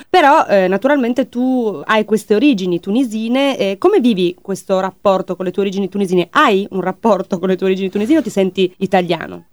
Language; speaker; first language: Italian; native; Italian